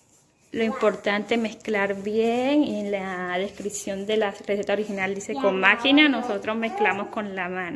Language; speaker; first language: Spanish; native; Spanish